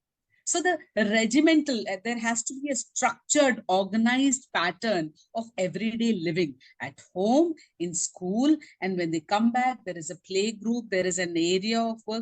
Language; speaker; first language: English; non-native, local second language; Tamil